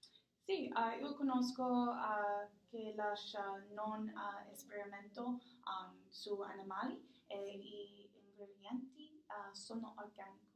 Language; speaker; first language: Italian; non-native, learner; English